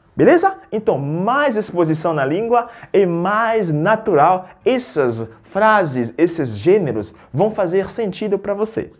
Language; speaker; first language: Portuguese; non-native, fluent; French